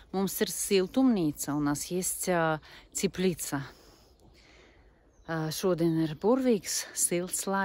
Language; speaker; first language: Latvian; non-native, local second language; Russian